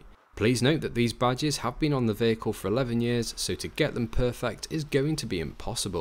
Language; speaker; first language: English; native; English